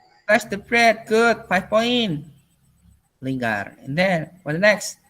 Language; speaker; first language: English; non-native, learner; Indonesian